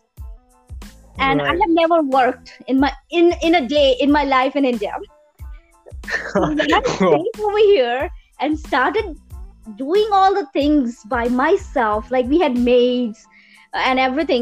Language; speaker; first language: English; non-native, local second language; Gujarati